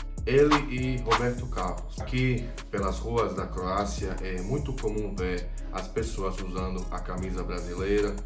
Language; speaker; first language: Portuguese; non-native, fluent; Croatian